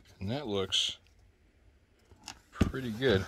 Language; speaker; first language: English; native; English